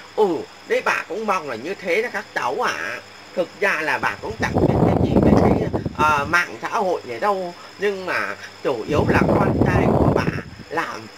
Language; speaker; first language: Vietnamese; non-native, local second language; Muong